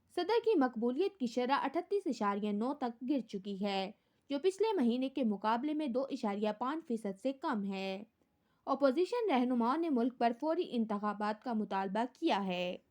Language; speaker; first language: Urdu; native; Urdu